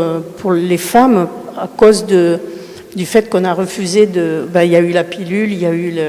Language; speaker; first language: French; early bilingual, other home language; Spanish